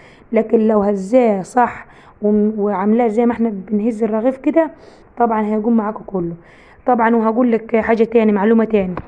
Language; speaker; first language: Arabic; native; Arabic